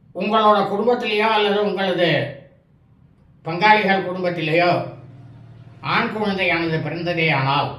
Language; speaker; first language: Tamil; native; Tamil